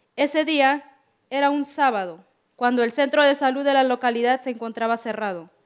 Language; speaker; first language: Spanish; non-native, local second language; Tzeltal